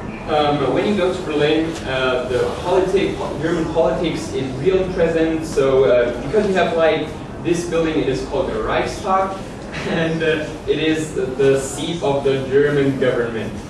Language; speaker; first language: English; non-native, fluent; German